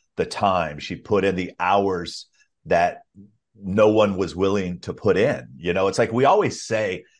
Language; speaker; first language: English; native; English